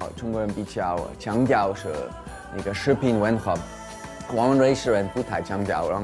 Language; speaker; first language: Chinese; non-native, learner; Swiss German